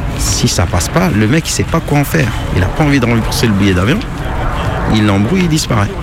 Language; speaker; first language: French; native; French